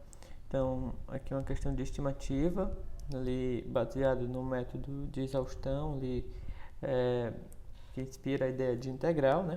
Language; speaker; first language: Portuguese; native; Portuguese